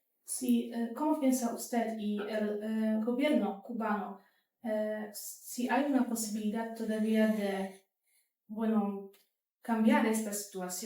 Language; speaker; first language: Spanish; non-native, fluent; Polish